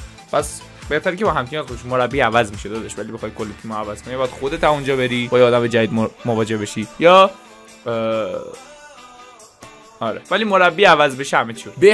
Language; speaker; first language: Persian; native; Persian